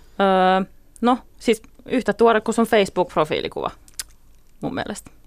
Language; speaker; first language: Finnish; native; Finnish